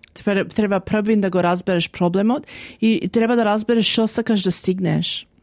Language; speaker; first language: Macedonian; early bilingual, heritage; Macedonian